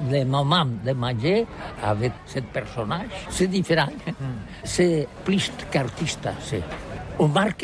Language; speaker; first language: French; non-native, learner; Catalan